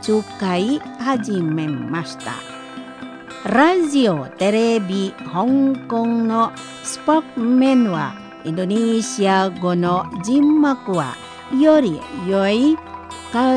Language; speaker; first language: Japanese; non-native, fluent; Indonesian